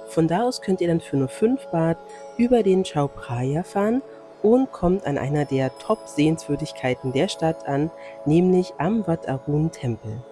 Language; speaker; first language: German; native; German